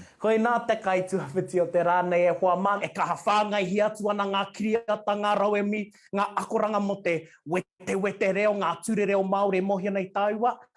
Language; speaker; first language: Māori; non-native, local second language; English